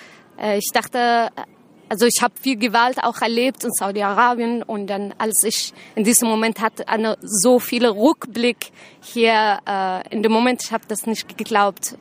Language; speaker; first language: German; non-native, learner; Arabic